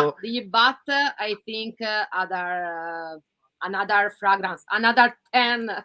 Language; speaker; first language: English; non-native, learner; Italian